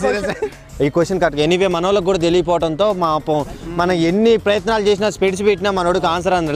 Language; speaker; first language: Telugu; native; Telugu